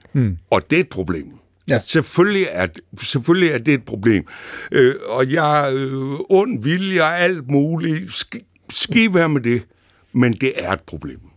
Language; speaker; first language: Danish; native; Danish